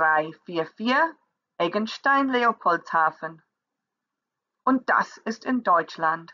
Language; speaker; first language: German; non-native, learner; English